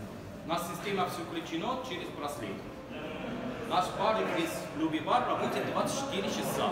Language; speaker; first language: Russian; non-native, learner; Arabic